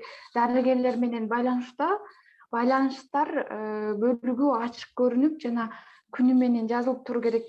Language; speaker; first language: Kyrgyz; native; Kyrgyz